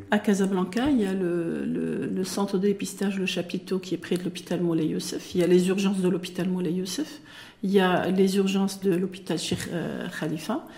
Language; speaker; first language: French; non-native, local second language; Arabic